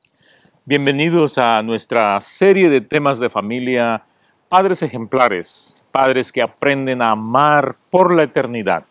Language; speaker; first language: Spanish; native; Spanish